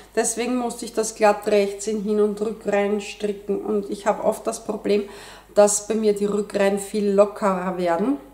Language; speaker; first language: German; native; German